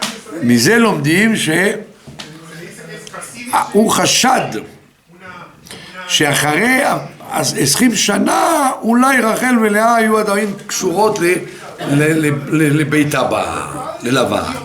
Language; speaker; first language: Hebrew; non-native, fluent; French